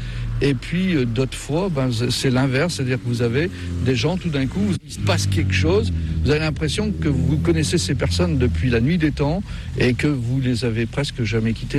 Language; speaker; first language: French; native; French